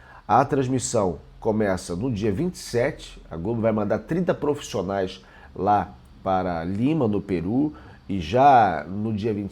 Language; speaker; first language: Portuguese; native; Portuguese